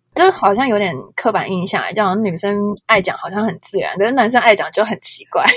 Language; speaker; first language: Chinese; native; Chinese